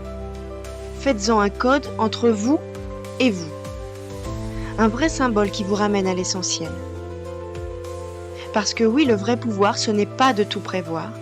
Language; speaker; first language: French; native; French